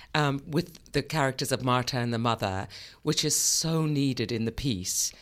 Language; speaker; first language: English; native; English